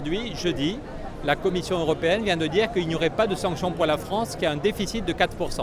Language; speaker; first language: French; native; French